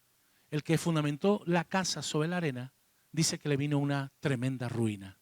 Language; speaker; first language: Spanish; native; Spanish